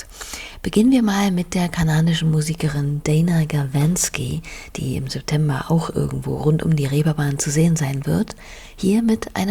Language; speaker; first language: German; native; German